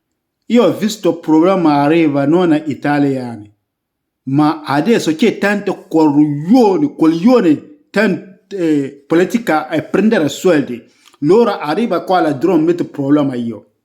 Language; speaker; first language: Italian; non-native, learner; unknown